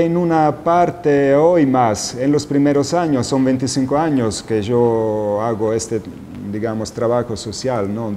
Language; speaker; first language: Spanish; non-native, fluent; Italian